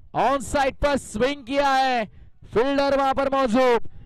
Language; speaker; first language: Hindi; non-native, local second language; Marathi